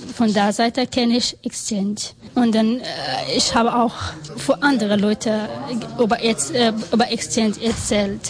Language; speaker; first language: German; non-native, learner; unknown